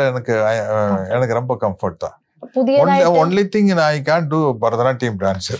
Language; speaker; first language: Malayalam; non-native, learner; Tamil